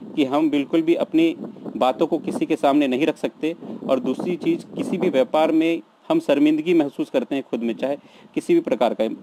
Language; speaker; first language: Hindi; native; Hindi